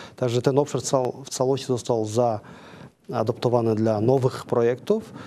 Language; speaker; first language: Polish; non-native, fluent; Kazakh